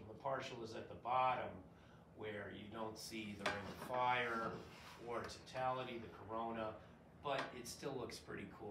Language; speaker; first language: English; native; English